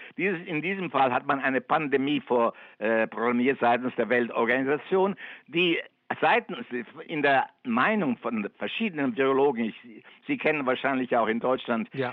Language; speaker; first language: German; non-native, fluent; Italian